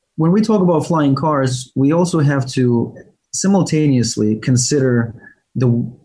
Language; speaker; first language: English; non-native, fluent; Ukrainian